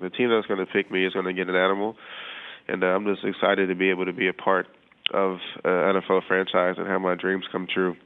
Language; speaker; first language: English; native; English